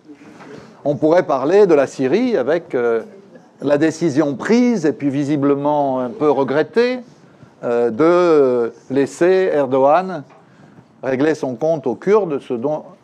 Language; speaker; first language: French; native; French